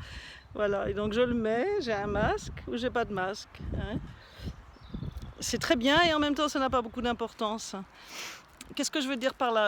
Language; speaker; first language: French; native; French